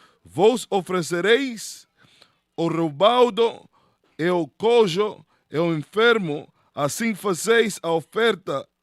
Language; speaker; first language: Portuguese; non-native, learner; Spanish